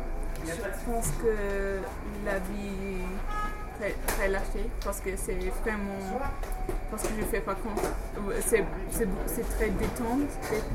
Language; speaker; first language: French; non-native, fluent; English